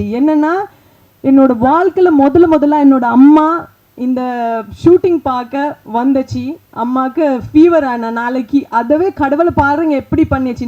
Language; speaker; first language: Tamil; non-native, learner; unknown